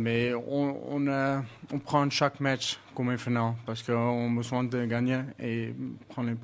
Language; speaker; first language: French; non-native, learner; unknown